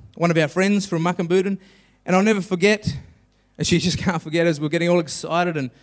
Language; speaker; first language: English; native; English